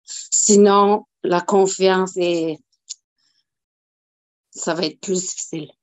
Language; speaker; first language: French; non-native, local second language; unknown